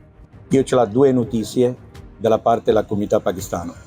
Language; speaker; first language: Italian; non-native, learner; Urdu